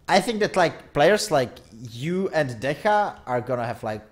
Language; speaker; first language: English; non-native, fluent; Czech